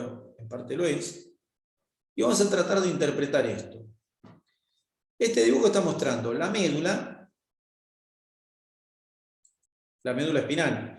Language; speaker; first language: Spanish; native; Spanish